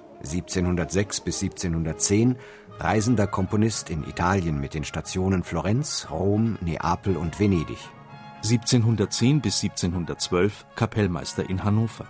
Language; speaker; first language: German; native; German